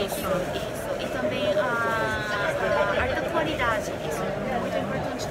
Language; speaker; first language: Portuguese; non-native, learner; Japanese